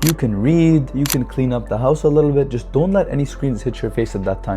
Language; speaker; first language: English; non-native, fluent; Arabic